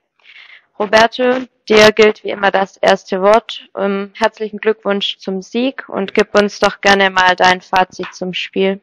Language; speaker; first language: German; native; German